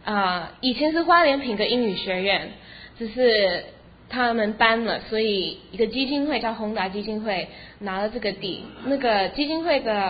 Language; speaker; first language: Chinese; early bilingual, heritage; Chinese